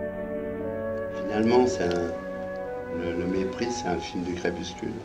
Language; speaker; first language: French; native; French